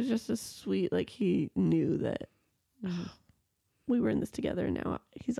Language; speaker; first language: English; native; English